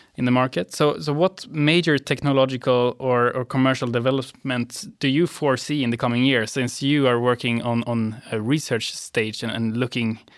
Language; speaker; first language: English; non-native, fluent; Swedish